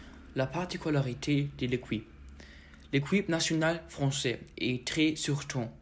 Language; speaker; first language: French; non-native, learner; German